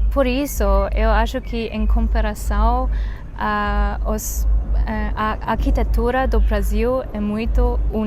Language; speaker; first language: Portuguese; non-native, learner; Chinese